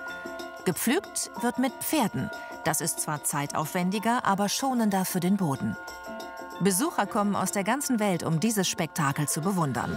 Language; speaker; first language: German; native; German